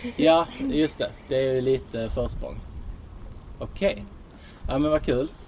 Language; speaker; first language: Swedish; native; Swedish